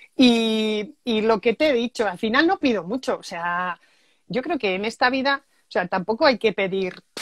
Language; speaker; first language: Spanish; native; Spanish